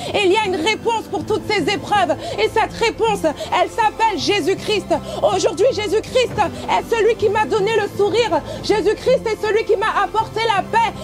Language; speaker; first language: French; native; French